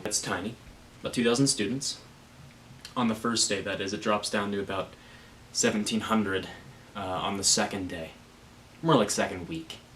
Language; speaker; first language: English; native; English